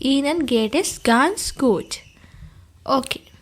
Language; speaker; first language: German; non-native, fluent; Sinhala